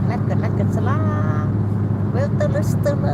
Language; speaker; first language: Dutch; non-native, learner; Thai